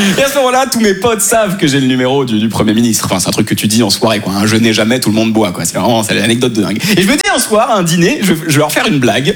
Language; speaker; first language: French; native; French